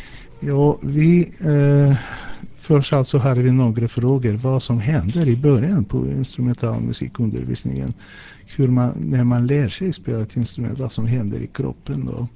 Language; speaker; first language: Swedish; non-native, fluent; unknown